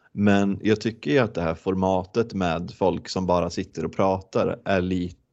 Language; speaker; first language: Swedish; native; Swedish